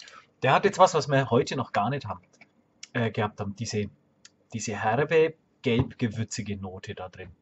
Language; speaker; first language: German; native; German